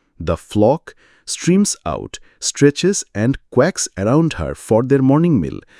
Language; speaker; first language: English; non-native, local second language; Bangla